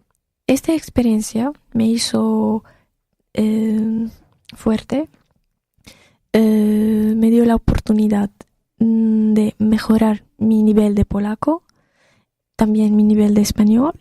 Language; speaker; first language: Spanish; non-native, fluent; Arabic